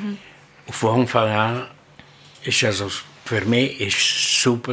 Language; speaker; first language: German; non-native, learner; Italian